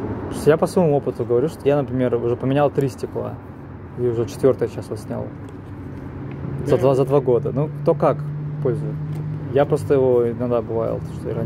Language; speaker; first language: Russian; native; Russian